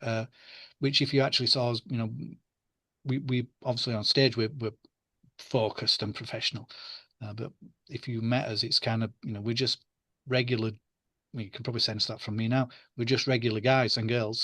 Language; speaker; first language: English; native; English